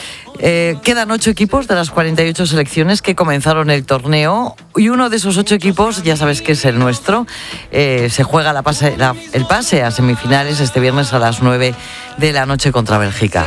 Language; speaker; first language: Spanish; native; Spanish